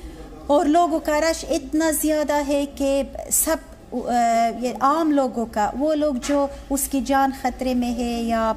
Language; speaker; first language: Hindi; non-native, learner; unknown